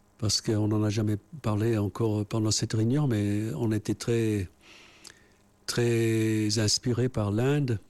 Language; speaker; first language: French; non-native, fluent; English